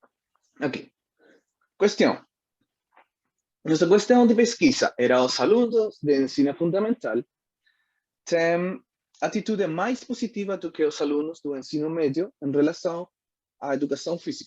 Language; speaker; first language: Portuguese; non-native, learner; Spanish